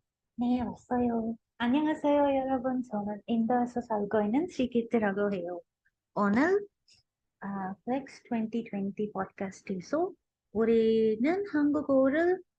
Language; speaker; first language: Korean; non-native, learner; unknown